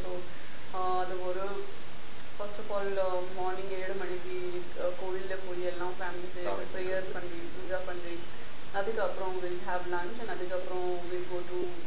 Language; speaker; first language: Tamil; non-native, learner; Gujarati